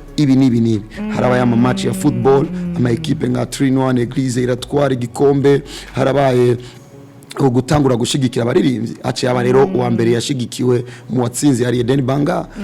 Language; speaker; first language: Rundi; non-native, local second language; Swahili